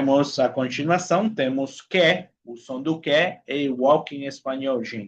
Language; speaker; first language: Portuguese; non-native, fluent; Spanish